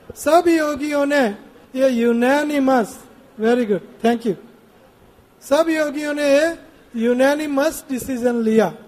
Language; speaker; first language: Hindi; non-native, local second language; Gujarati